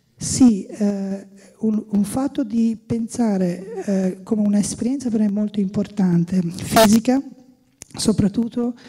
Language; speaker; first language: Italian; non-native, fluent; Albanian